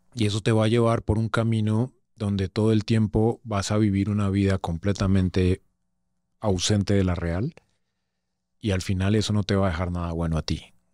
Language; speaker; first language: Spanish; native; Spanish